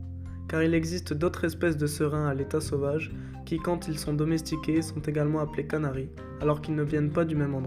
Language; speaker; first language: French; native; French